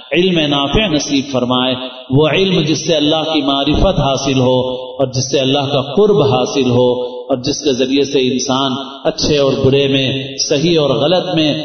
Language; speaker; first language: Urdu; native; Urdu